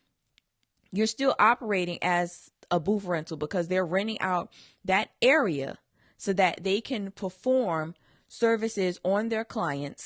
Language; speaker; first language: English; native; English